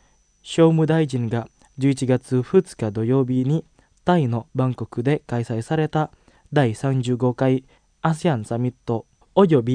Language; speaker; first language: Japanese; non-native, fluent; Indonesian